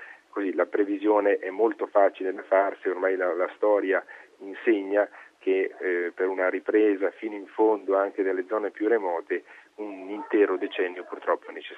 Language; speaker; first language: Italian; native; Italian